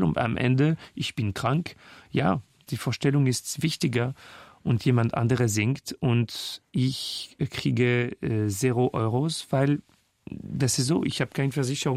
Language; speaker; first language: German; non-native, local second language; French